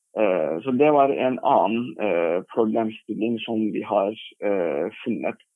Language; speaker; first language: Norwegian; non-native, fluent; Turkish